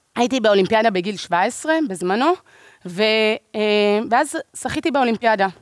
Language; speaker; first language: Hebrew; native; Hebrew